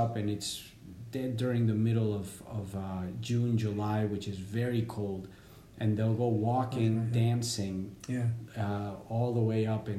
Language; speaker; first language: English; native; English